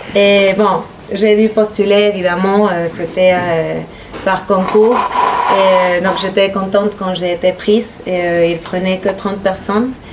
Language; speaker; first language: French; non-native, fluent; Spanish